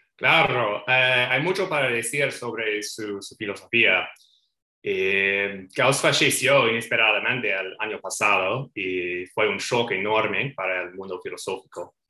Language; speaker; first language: Spanish; non-native, fluent; English